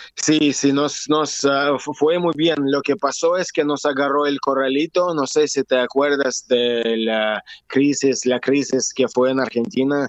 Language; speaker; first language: Spanish; non-native, learner; Russian